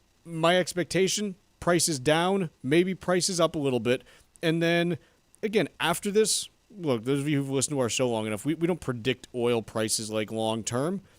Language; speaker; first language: English; native; English